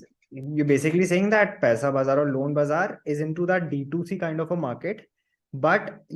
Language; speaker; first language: English; non-native, local second language; Hindi